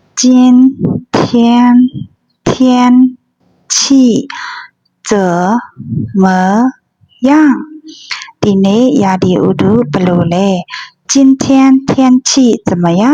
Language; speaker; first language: Chinese; non-native, fluent; Burmese